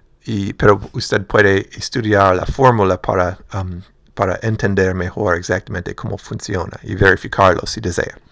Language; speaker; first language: Spanish; non-native, fluent; English